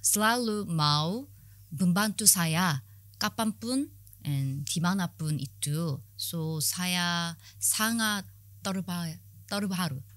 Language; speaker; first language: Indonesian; non-native, learner; Korean